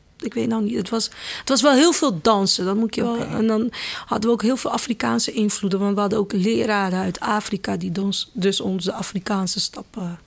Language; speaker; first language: Dutch; early bilingual, other home language; Kabuverdianu